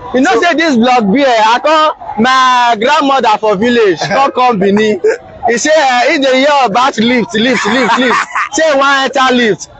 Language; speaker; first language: Nigerian Pidgin; non-native, local second language; Bini